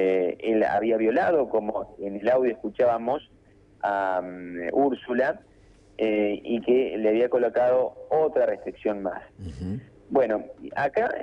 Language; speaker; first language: Spanish; native; Spanish